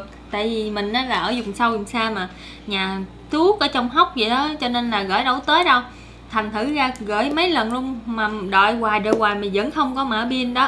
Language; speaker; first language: Vietnamese; native; Vietnamese